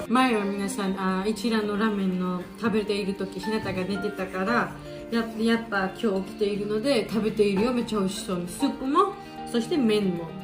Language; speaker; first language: Japanese; non-native, fluent; Georgian